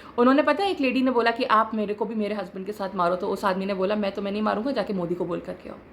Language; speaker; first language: Hindi; native; Hindi